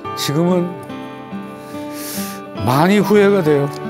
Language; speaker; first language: Korean; native; Korean